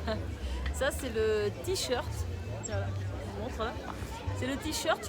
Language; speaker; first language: French; native; French